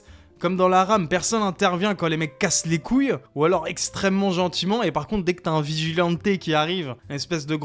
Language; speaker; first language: French; native; French